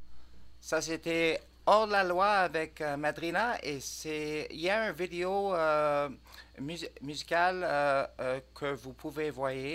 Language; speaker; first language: French; non-native, learner; English